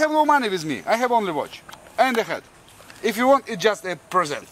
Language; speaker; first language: English; non-native, learner; Russian